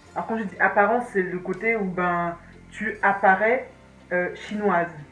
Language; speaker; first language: French; native; French